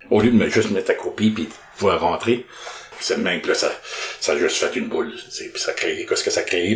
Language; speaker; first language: French; native; French